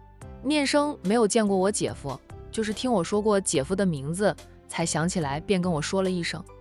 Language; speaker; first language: Chinese; native; Chinese